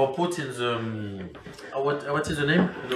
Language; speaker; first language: English; non-native, learner; French